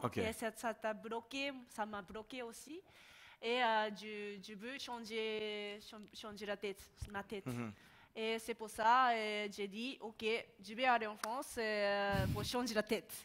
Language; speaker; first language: French; non-native, learner; Japanese